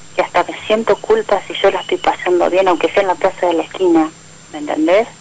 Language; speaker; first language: Spanish; native; Spanish